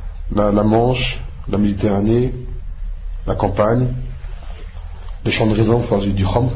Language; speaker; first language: French; native; French